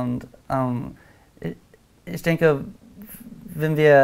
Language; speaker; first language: German; non-native, learner; English